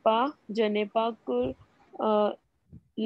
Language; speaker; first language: French; non-native, learner; Hindi